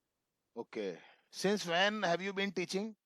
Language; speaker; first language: English; non-native, local second language; Hindi